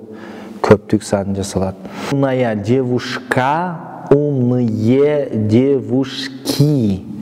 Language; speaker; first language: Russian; non-native, local second language; Kyrgyz